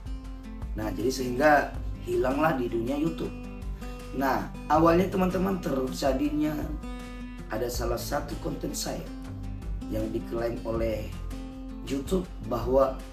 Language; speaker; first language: Indonesian; native; Indonesian